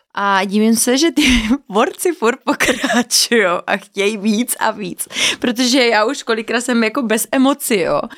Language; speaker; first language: Czech; non-native, fluent; Spanish